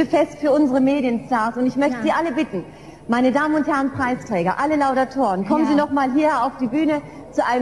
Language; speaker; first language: German; native; German